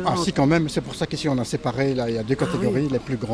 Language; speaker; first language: French; native; French